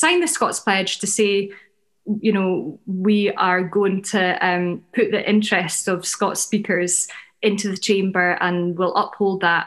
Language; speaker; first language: English; native; English